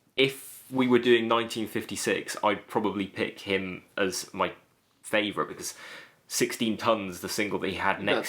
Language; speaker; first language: English; native; English